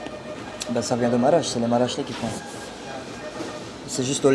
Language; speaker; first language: French; early bilingual, heritage; Turkish